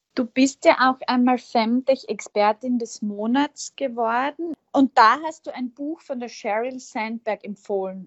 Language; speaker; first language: German; native; German